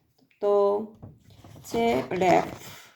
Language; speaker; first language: Ukrainian; non-native, learner; Korean